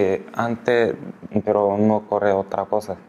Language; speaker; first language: Spanish; non-native, learner; Arabic